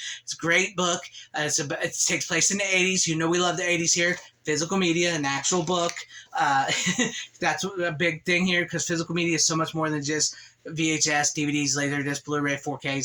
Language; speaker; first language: English; native; English